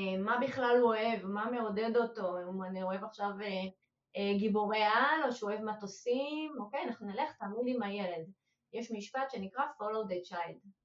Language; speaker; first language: Hebrew; native; Hebrew